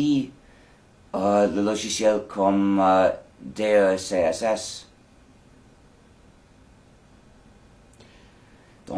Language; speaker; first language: French; non-native, fluent; English